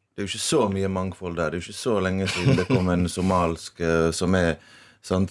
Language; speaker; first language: Norwegian; early bilingual, other home language; Bosnian